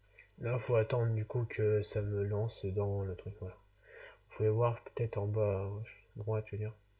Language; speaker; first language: French; native; French